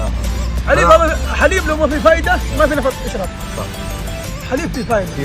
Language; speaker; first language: Arabic; non-native, learner; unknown